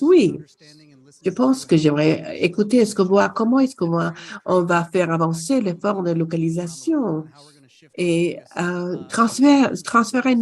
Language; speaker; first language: French; non-native, fluent; English